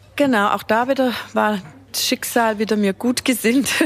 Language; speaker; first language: German; native; German